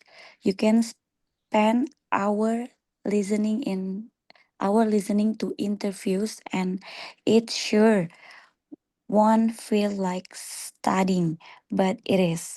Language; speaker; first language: English; non-native, learner; Indonesian